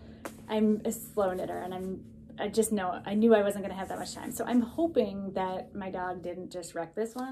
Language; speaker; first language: English; native; English